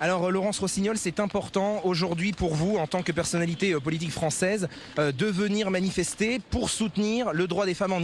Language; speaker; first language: French; native; French